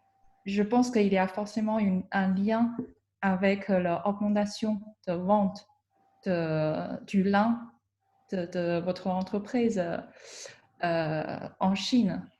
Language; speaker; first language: French; non-native, fluent; Chinese